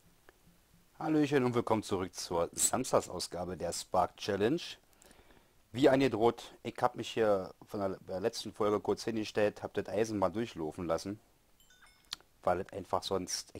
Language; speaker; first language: German; native; German